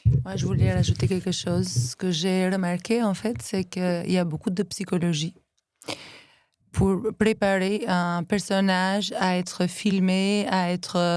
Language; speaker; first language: French; non-native, fluent; Albanian